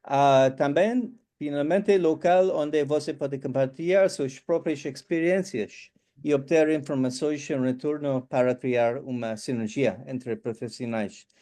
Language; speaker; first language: Portuguese; non-native, fluent; English